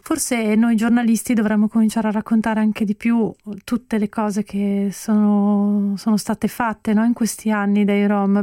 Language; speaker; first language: Italian; native; Italian